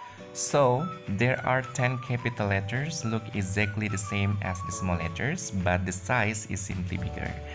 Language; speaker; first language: English; non-native, fluent; Indonesian